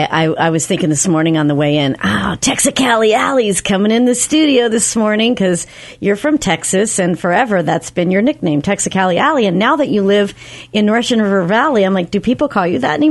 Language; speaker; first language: English; native; English